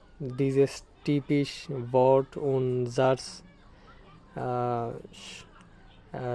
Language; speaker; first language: German; non-native, learner; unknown